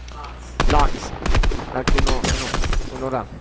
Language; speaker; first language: Spanish; non-native, learner; English